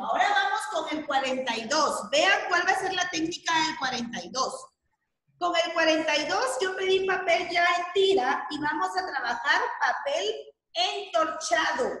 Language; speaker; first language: Spanish; native; Spanish